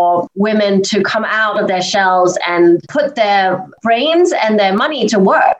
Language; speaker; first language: English; native; English